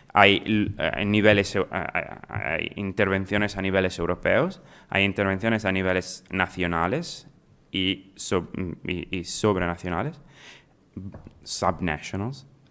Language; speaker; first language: Spanish; non-native, fluent; Italian